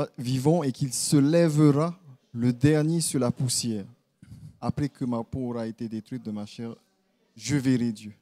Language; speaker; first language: French; native; French